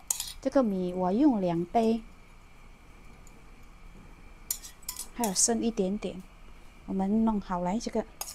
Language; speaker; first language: Chinese; non-native, learner; Indonesian